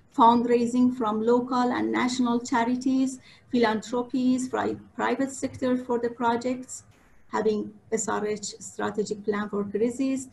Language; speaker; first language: English; non-native, fluent; Persian